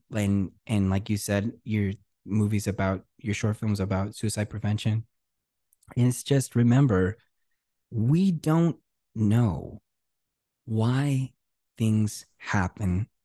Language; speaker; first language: English; early bilingual, other home language; Spanish